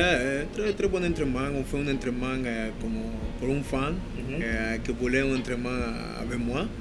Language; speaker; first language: French; non-native, learner; Spanish